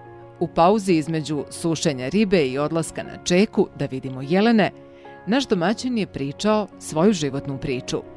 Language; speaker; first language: Bosnian; native; Bosnian